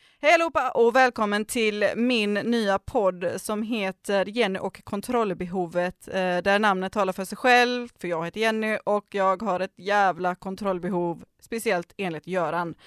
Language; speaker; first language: Swedish; native; Swedish